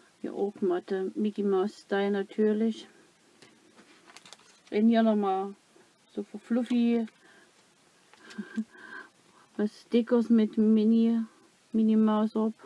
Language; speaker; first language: German; non-native, learner; Dutch